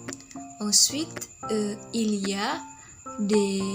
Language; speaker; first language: French; non-native, learner; Indonesian